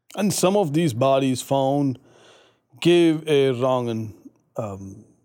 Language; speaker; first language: English; non-native, local second language; Tamil